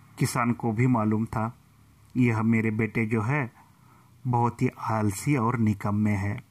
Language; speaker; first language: Hindi; non-native, local second language; Marathi